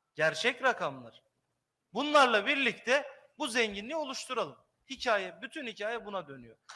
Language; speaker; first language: Turkish; native; Turkish